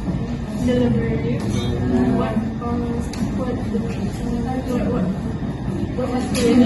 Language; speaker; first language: English; non-native, learner; Indonesian